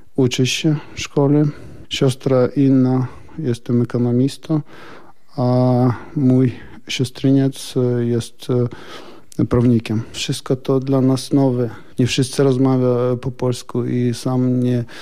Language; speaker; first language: Polish; non-native, learner; Russian